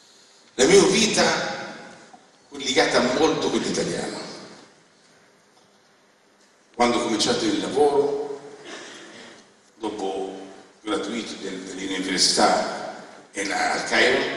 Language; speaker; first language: Italian; non-native, learner; Arabic